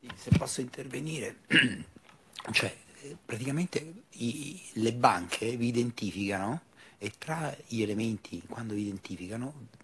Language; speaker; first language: Italian; native; Italian